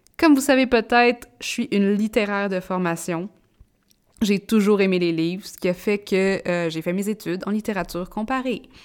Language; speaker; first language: French; native; French